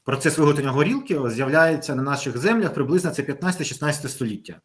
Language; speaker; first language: Ukrainian; native; Ukrainian